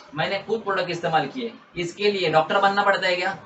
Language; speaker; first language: Hindi; non-native, local second language; Marathi